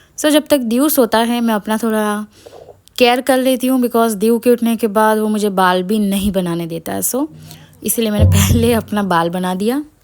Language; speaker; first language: Hindi; native; Hindi